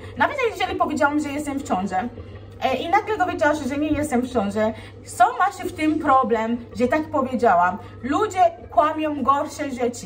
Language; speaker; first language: Polish; non-native, fluent; Swahili